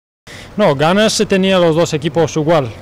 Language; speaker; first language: Spanish; non-native, learner; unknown